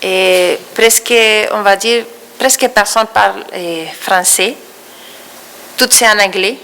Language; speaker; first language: French; non-native, fluent; Spanish